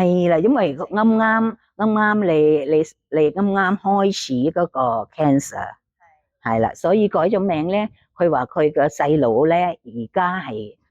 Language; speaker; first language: Cantonese; non-native, learner; Thai